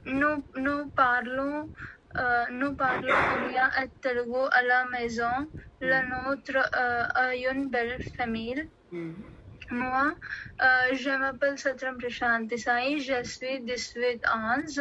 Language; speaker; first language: French; non-native, learner; Odia